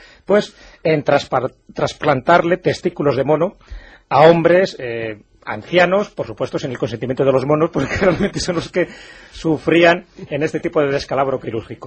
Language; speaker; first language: Spanish; native; Spanish